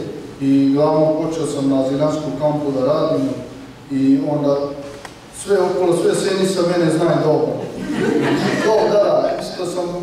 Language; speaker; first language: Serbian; non-native, learner; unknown